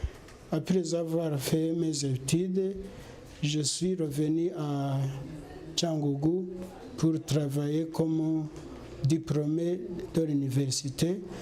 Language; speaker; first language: French; non-native, local second language; Kinyarwanda